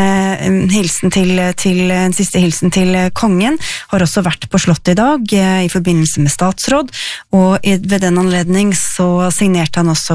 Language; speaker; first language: Norwegian; native; Norwegian